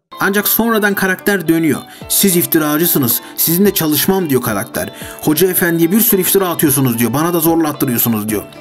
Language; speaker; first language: Turkish; native; Turkish